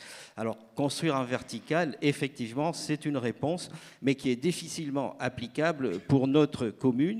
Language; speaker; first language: French; native; French